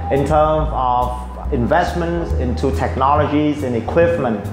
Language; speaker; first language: English; non-native, fluent; Vietnamese